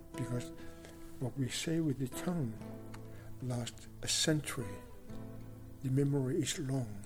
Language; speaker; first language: English; non-native, fluent; Kalaallisut